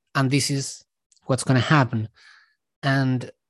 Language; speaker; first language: English; non-native, fluent; Spanish